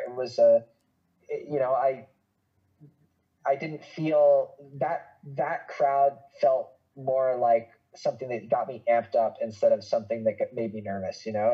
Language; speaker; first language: English; native; English